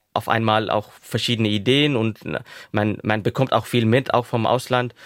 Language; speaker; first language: German; non-native, fluent; Urdu